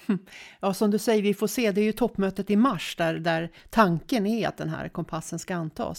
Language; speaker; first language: Swedish; native; Swedish